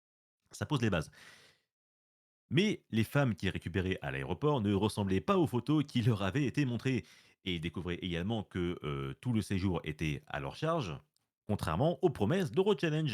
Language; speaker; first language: French; native; French